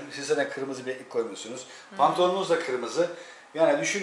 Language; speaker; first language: Turkish; native; Turkish